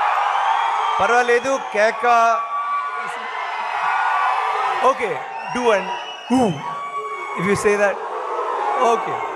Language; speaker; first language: Telugu; non-native, learner; Tamil